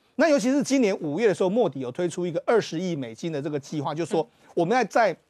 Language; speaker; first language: Chinese; native; Chinese